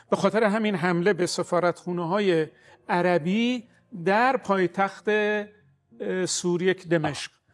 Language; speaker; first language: Persian; early bilingual, heritage; Persian